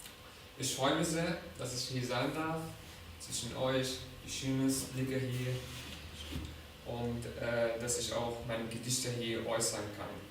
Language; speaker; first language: German; non-native, fluent; Arabic